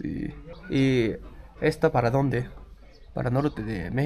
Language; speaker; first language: Spanish; non-native, learner; Japanese